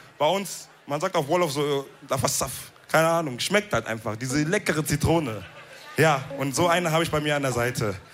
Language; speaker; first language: German; early bilingual, other home language; Wolof